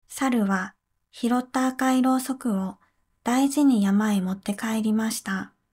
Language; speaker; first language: Japanese; native; Japanese